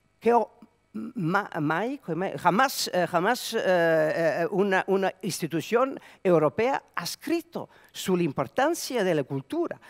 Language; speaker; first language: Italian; non-native, learner; Serbian